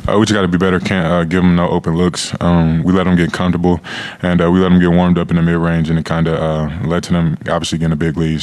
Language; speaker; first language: English; native; English